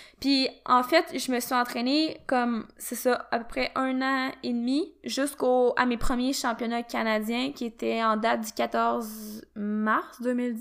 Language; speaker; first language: French; native; French